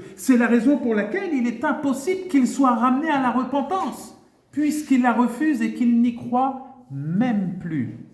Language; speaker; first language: French; native; French